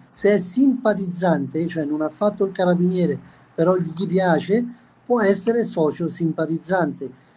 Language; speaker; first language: Italian; native; Italian